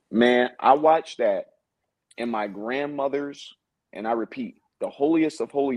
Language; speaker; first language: English; native; English